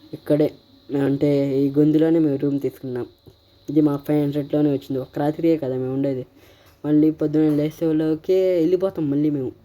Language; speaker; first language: Telugu; non-native, local second language; Urdu